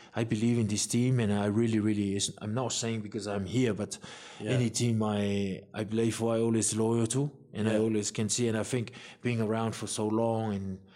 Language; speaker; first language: English; non-native, fluent; Samoan